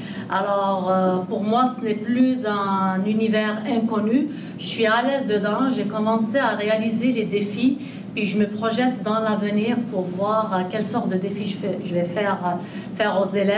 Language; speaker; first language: French; native; French